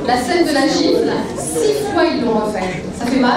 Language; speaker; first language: French; native; French